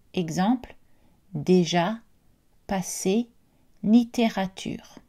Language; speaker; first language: French; native; French